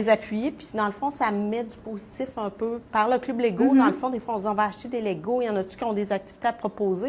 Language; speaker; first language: French; native; French